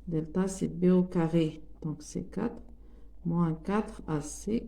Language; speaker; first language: French; non-native, local second language; Arabic